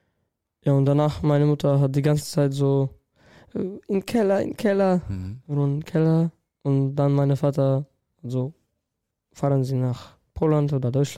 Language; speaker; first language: German; non-native, learner; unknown